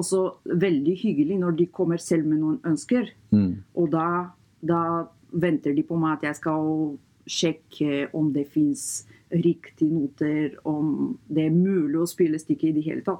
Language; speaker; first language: Norwegian; non-native, fluent; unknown